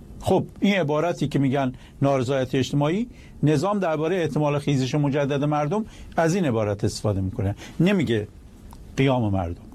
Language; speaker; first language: Persian; native; Persian